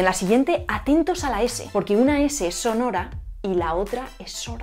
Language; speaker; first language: Spanish; native; Spanish